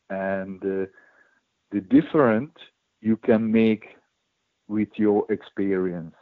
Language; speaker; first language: English; non-native, learner; Hungarian